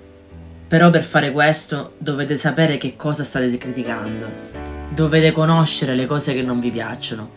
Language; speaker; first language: Italian; native; Italian